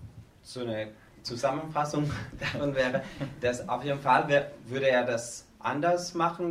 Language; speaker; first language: German; non-native, learner; Spanish